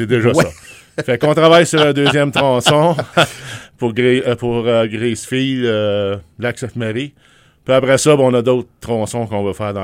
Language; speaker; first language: French; native; French